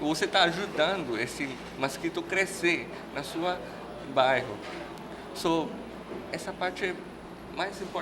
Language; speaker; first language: Portuguese; non-native, learner; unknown